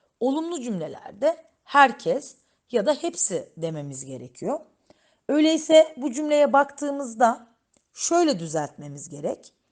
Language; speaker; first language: Turkish; native; Turkish